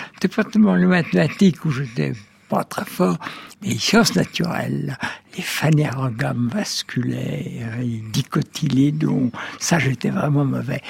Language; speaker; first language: French; native; French